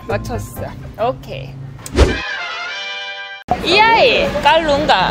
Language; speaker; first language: Portuguese; non-native, learner; Korean